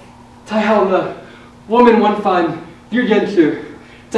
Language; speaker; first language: Chinese; non-native, learner; English